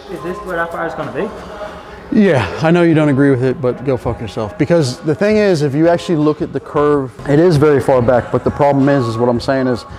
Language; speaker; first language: English; native; English